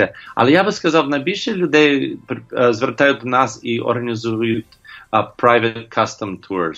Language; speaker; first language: Ukrainian; non-native, learner; English